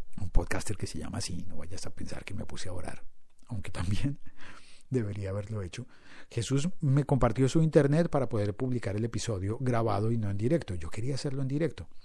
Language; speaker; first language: Spanish; native; Spanish